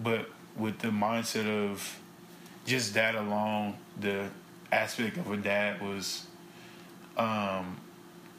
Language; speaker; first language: English; native; English